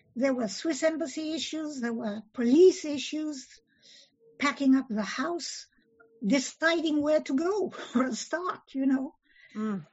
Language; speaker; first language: English; early bilingual, other home language; Polish